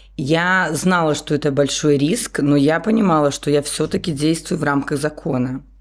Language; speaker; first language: Russian; native; Russian